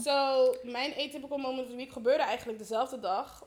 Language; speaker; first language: Dutch; early bilingual, heritage; Dutch